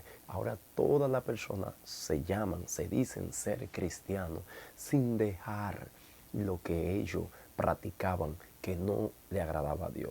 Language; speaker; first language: Spanish; native; Spanish